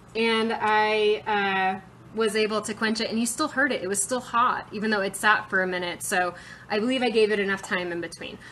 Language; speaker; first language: English; native; English